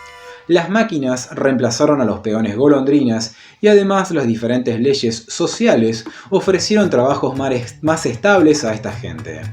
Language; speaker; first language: Spanish; native; Spanish